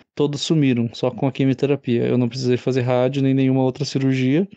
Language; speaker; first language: Portuguese; native; Portuguese